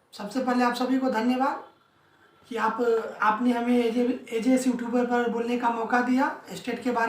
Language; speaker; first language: Hindi; native; Hindi